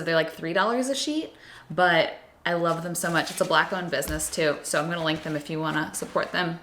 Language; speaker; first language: English; native; English